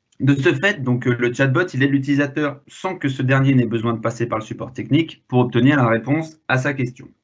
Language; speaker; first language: French; native; French